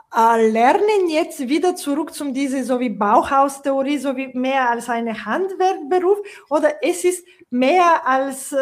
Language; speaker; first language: German; non-native, fluent; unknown